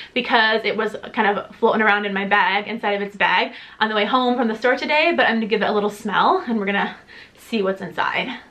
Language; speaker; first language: English; native; English